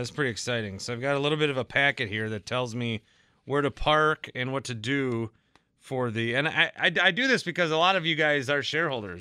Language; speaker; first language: English; native; English